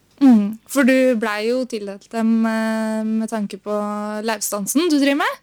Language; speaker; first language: Norwegian; native; Norwegian